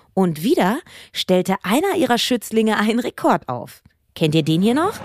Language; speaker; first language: German; native; German